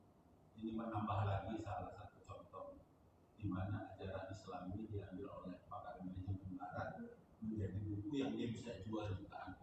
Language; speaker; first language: Indonesian; native; Indonesian